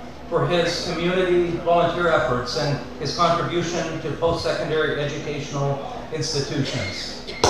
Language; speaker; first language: English; native; English